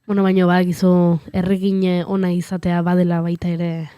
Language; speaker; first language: Basque; native; Basque